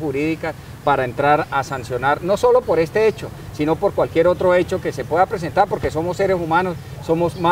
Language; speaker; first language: Spanish; native; Spanish